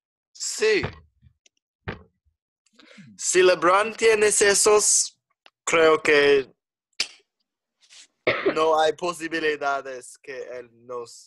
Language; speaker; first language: Spanish; non-native, learner; English